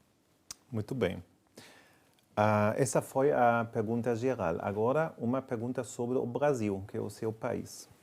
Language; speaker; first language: Portuguese; non-native, fluent; German